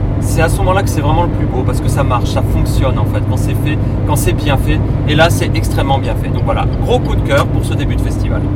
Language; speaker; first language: French; native; French